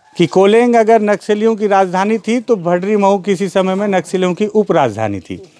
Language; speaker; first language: Hindi; native; Hindi